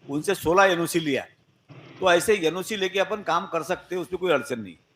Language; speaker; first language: Hindi; non-native, local second language; Marathi